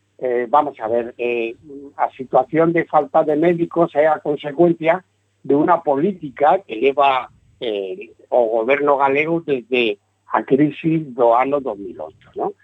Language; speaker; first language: Galician; non-native, local second language; Spanish